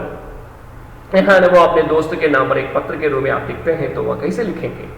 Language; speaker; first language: Hindi; non-native, local second language; Malayalam